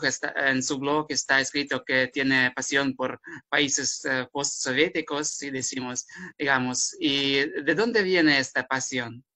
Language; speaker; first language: Spanish; non-native, fluent; Ukrainian